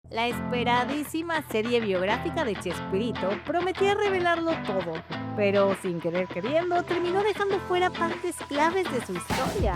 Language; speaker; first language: Spanish; native; Spanish